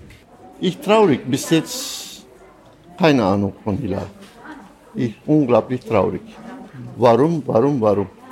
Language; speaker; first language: German; non-native, learner; Turkish